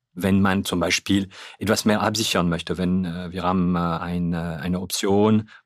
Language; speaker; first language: German; non-native, fluent; French